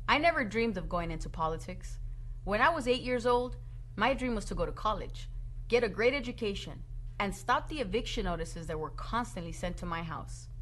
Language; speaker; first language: English; native; English